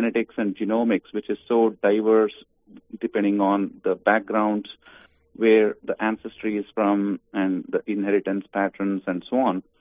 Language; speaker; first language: English; non-native, local second language; Kannada